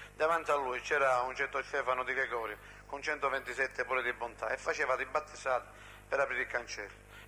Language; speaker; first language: Italian; non-native, local second language; Sicilian